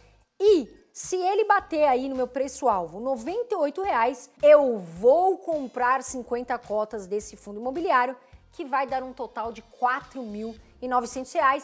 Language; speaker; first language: Portuguese; native; Portuguese